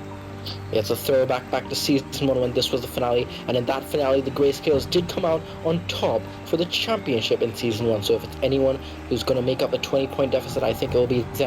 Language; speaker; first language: English; native; English